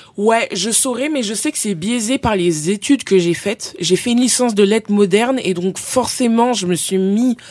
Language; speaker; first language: French; native; French